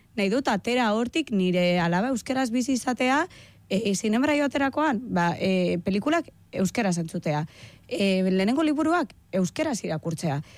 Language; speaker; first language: Basque; non-native, local second language; Spanish